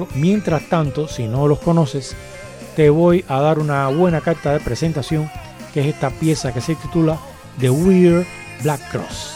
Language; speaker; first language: Spanish; native; Spanish